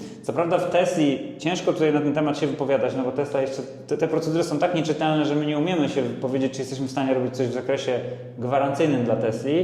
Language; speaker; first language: Polish; native; Polish